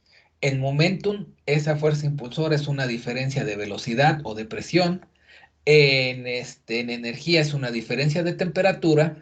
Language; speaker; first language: Spanish; native; Spanish